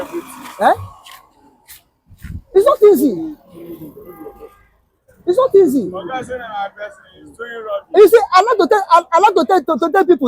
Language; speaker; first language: English; non-native, local second language; Igbo